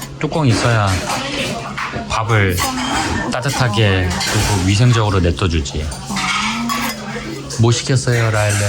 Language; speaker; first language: Korean; native; Korean